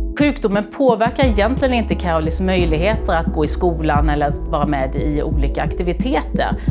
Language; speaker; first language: Swedish; native; Swedish